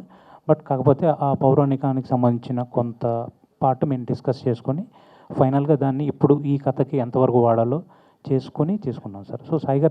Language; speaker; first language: Telugu; native; Telugu